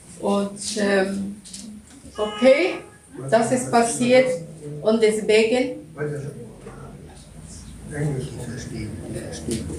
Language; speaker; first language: German; non-native, learner; Russian